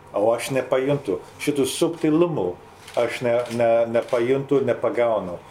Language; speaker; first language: Lithuanian; early bilingual, heritage; Lithuanian